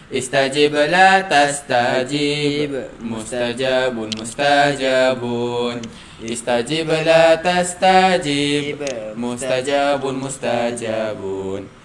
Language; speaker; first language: Arabic; non-native, learner; Malay